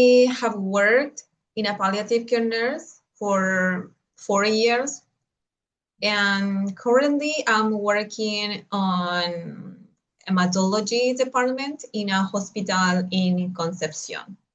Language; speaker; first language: English; non-native, learner; Spanish